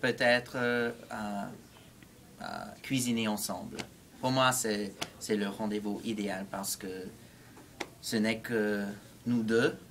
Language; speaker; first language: French; non-native, fluent; English